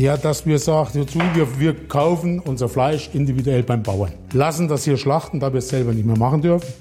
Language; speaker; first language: German; native; German